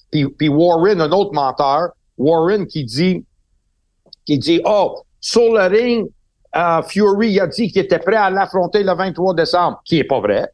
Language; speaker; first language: French; non-native, local second language; English